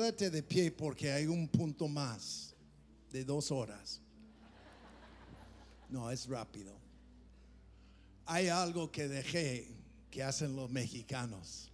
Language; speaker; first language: Spanish; non-native, fluent; English